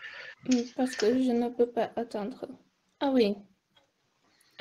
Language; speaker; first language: French; non-native, learner; Slovak